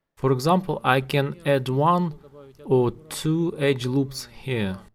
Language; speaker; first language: English; non-native, learner; Russian